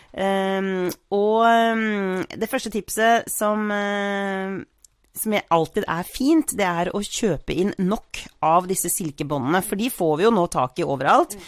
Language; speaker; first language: Norwegian; native; Norwegian